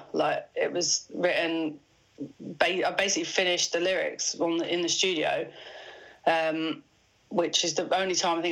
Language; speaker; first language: English; native; English